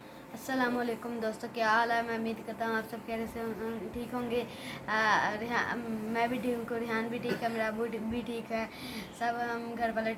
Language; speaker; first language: Hindi; non-native, local second language; Punjabi